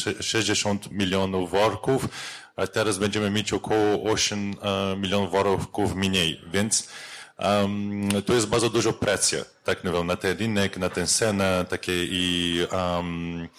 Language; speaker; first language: Polish; non-native, learner; Portuguese